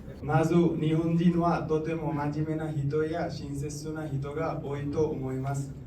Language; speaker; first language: Japanese; non-native, learner; Bangla